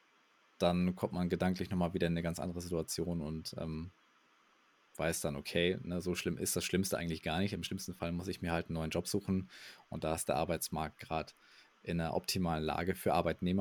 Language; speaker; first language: German; native; German